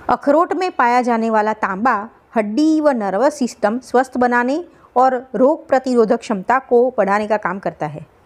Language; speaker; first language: Hindi; non-native, local second language; Gujarati